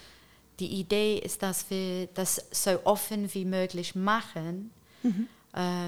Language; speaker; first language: German; non-native, fluent; English